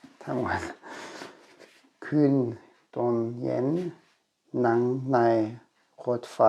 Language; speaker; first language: Thai; non-native, learner; German